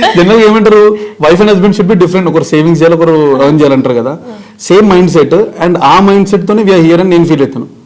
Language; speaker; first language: Telugu; native; Telugu